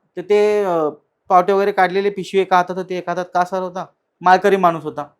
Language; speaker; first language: Marathi; native; Marathi